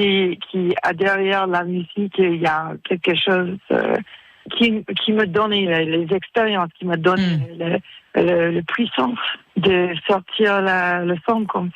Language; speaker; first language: French; non-native, fluent; English